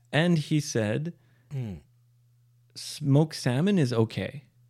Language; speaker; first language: English; native; English